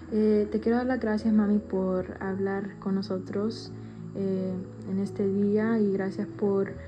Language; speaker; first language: Spanish; early bilingual, heritage; Spanish